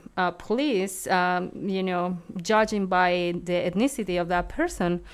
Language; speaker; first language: English; non-native, fluent; Spanish